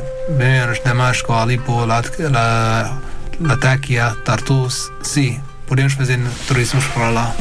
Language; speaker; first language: Portuguese; non-native, learner; Arabic